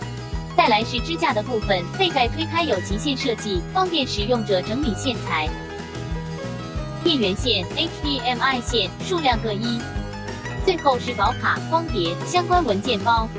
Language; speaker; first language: Chinese; native; Chinese